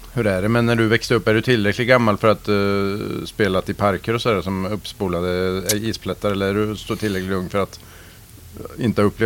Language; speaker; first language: Swedish; native; Swedish